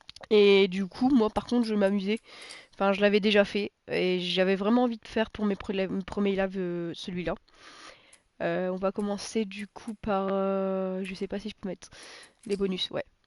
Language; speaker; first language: French; native; French